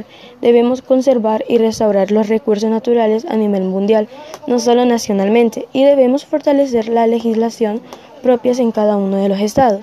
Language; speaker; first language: Spanish; native; Spanish